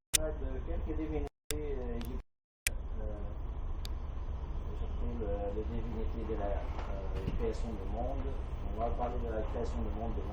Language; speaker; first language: French; non-native, fluent; Arabic